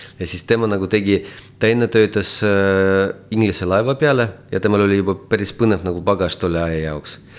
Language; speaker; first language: Estonian; non-native, local second language; Russian